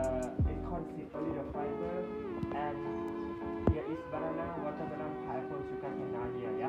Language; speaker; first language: English; non-native, learner; Thai